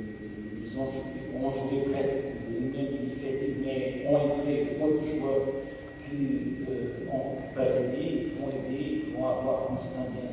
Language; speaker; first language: French; non-native, fluent; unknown